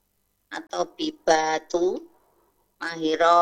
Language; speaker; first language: Arabic; non-native, learner; Indonesian